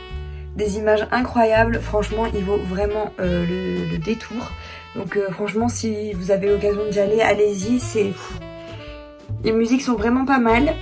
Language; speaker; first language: French; native; French